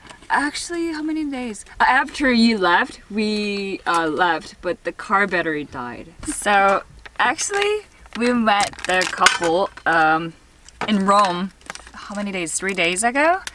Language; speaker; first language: English; non-native, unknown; Korean